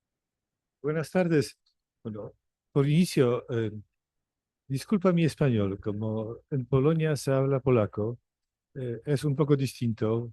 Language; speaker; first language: Spanish; non-native, fluent; Polish